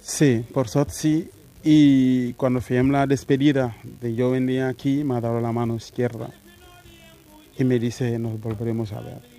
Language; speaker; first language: Spanish; non-native, fluent; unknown